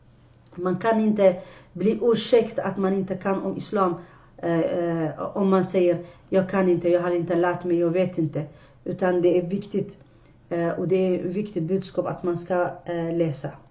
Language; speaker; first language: Swedish; non-native, fluent; Arabic